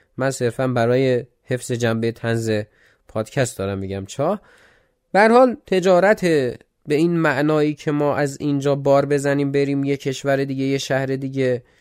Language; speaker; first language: Persian; non-native, local second language; Azerbaijani